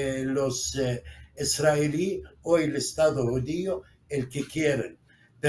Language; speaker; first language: Spanish; non-native, fluent; Arabic